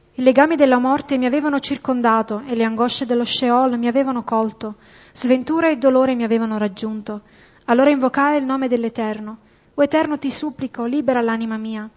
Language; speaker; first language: Italian; native; Italian